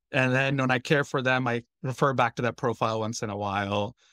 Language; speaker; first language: English; native; English